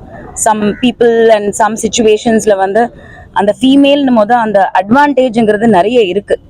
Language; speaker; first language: Tamil; native; Tamil